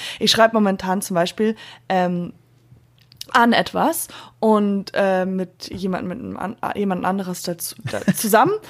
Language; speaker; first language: German; non-native, fluent; English